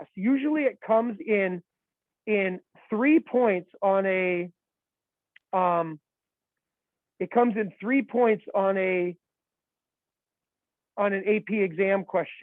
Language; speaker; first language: English; native; English